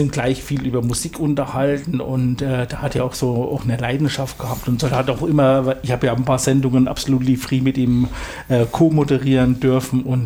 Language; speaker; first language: German; native; German